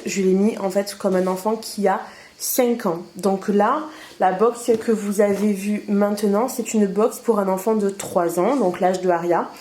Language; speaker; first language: French; native; French